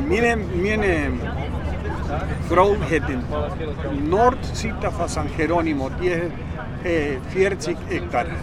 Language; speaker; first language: German; non-native, learner; Spanish